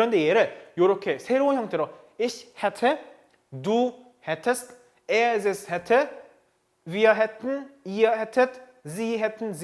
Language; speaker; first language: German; non-native, fluent; Korean